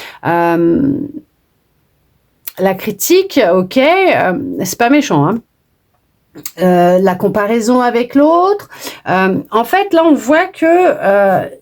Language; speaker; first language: French; native; French